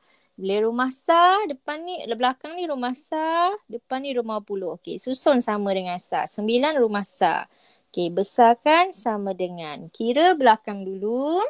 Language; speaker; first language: Malay; native; Malay